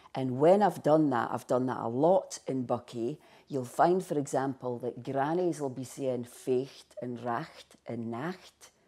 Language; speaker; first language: English; native; English